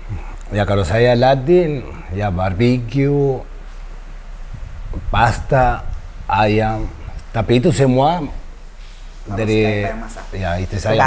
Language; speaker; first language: Indonesian; non-native, fluent; Spanish